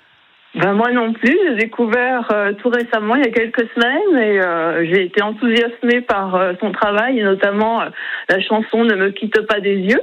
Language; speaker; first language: French; native; French